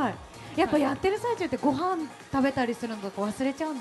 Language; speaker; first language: Japanese; native; Japanese